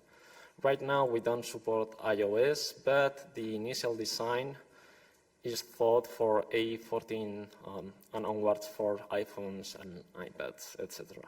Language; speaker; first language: English; non-native, fluent; Spanish